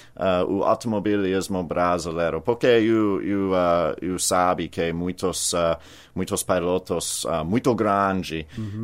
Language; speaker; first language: Portuguese; non-native, learner; English